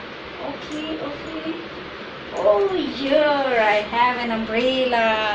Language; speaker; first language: English; non-native, local second language; Hindi